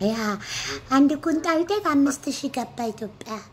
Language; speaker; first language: English; non-native, learner; Amharic